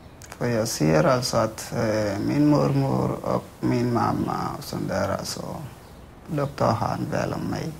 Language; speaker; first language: Swedish; non-native, fluent; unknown